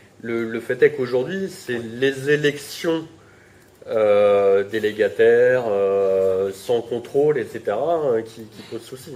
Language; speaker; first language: French; native; French